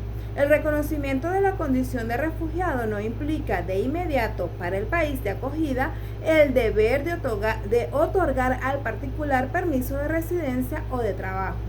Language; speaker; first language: Spanish; native; Spanish